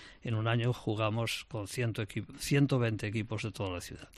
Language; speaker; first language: Spanish; non-native, local second language; Catalan